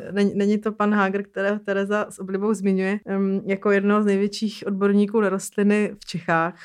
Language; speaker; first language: Czech; native; Czech